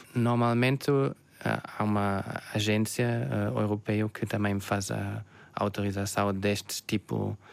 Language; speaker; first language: Portuguese; non-native, fluent; German